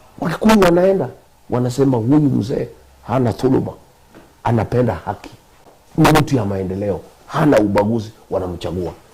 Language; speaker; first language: Swahili; non-native, local second language; Kikuyu